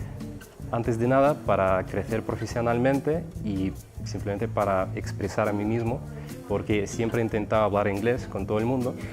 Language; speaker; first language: Spanish; non-native, fluent; Russian